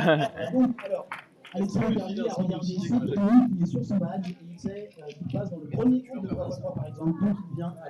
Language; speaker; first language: French; native; French